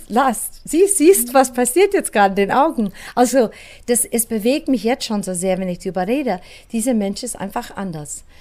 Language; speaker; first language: German; non-native, fluent; English